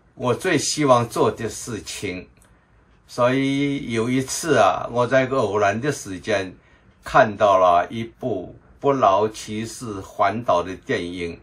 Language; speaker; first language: Chinese; non-native, local second language; Min Nan Chinese